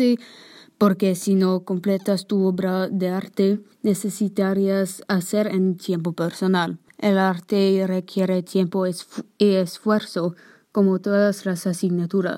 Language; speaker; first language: Spanish; non-native, learner; English